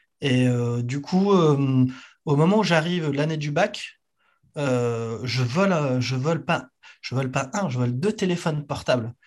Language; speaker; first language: French; native; French